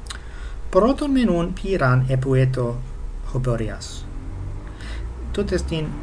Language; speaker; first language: Greek; non-native, fluent; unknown